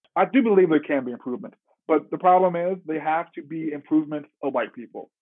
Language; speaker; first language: English; native; English